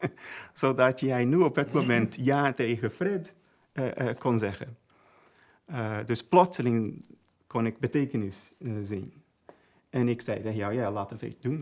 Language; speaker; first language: Dutch; non-native, fluent; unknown